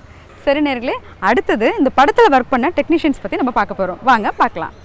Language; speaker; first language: Tamil; native; Tamil